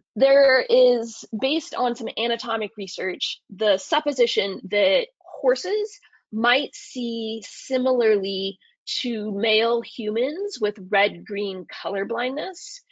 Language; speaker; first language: English; native; English